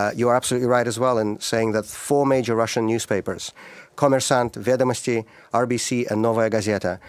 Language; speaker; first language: English; non-native, fluent; Russian